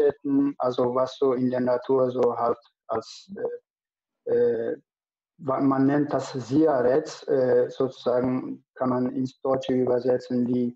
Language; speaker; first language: German; early bilingual, other home language; Turkish